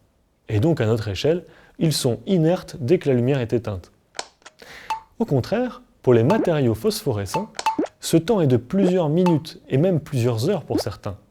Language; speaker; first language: French; native; French